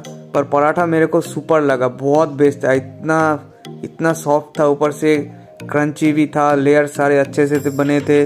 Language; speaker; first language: Hindi; non-native, local second language; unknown